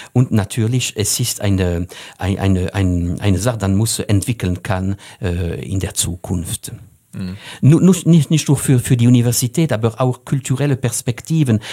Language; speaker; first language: German; non-native, fluent; French